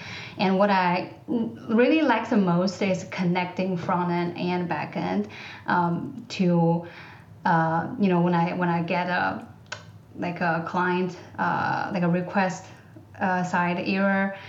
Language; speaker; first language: English; non-native, fluent; Chinese